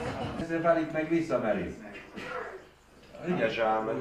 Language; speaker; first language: Hungarian; native; Hungarian